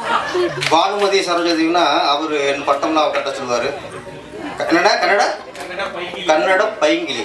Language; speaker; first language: Tamil; native; Tamil